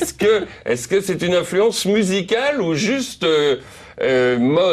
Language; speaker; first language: French; native; French